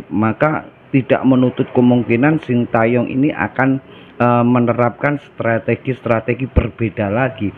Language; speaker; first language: Indonesian; native; Indonesian